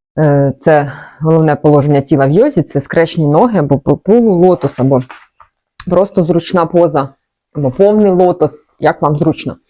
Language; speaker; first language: Ukrainian; non-native, local second language; Russian